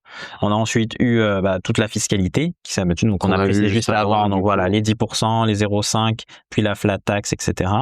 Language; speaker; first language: French; native; French